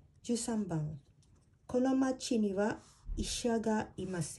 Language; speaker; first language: Japanese; non-native, fluent; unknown